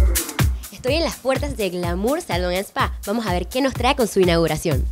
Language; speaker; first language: Spanish; native; Spanish